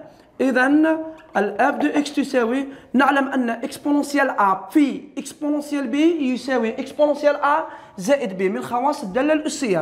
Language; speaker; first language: Arabic; native; Arabic